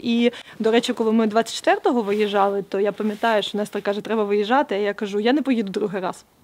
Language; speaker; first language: Ukrainian; native; Ukrainian